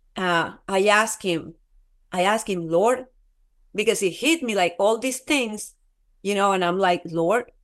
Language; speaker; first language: English; non-native, fluent; Spanish